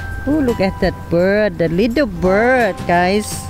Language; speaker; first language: English; non-native, learner; Lao